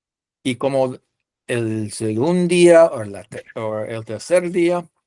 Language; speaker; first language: Spanish; non-native, fluent; English